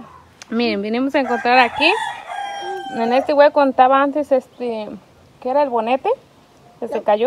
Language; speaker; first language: Spanish; native; Spanish